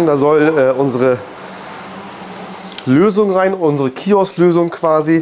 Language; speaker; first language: German; native; German